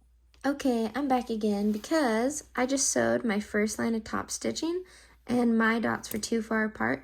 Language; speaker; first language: English; native; English